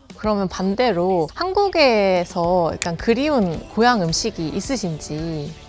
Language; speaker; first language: Korean; native; Korean